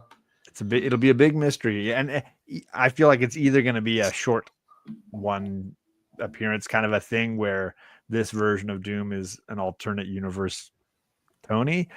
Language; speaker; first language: English; native; English